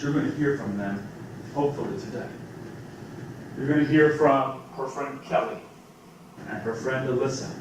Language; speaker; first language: English; native; English